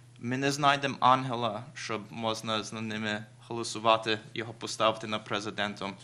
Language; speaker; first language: Ukrainian; early bilingual, heritage; Ukrainian